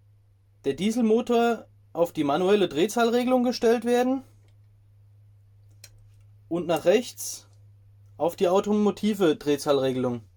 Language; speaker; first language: German; native; German